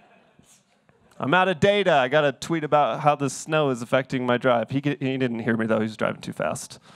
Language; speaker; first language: English; native; English